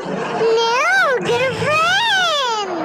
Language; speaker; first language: English; non-native, learner; Indonesian